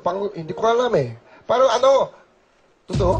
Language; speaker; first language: Filipino; non-native, learner; Korean